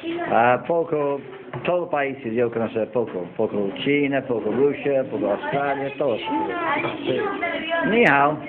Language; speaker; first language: Spanish; non-native, learner; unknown